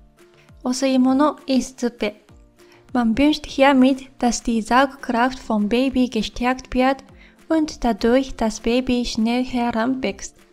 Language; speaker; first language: German; non-native, fluent; Japanese